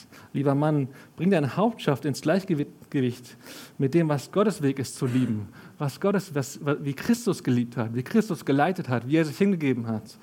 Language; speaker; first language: German; native; German